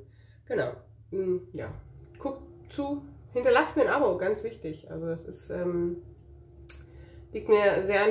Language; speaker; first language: German; native; German